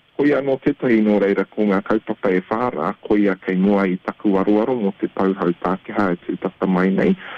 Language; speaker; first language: Māori; native; Māori